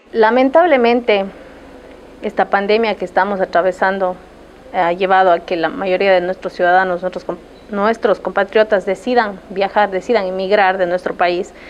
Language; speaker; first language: Spanish; native; Spanish